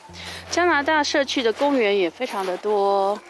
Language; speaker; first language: Chinese; native; Chinese